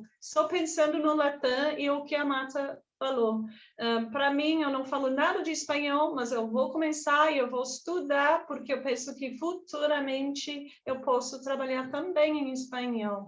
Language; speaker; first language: Portuguese; non-native, fluent; English